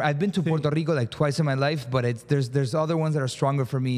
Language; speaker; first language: English; early bilingual, other home language; Spanish